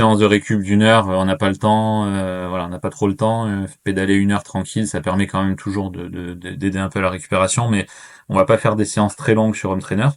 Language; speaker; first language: French; native; French